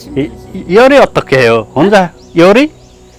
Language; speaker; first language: Korean; non-native, learner; Bangla